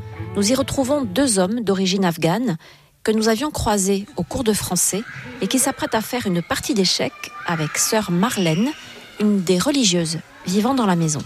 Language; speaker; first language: French; native; French